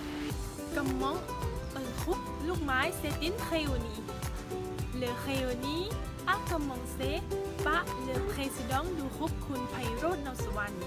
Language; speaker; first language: French; non-native, learner; Thai